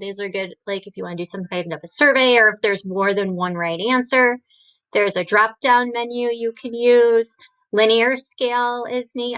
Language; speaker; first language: English; native; English